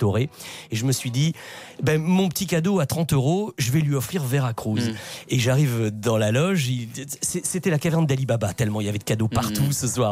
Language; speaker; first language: French; native; French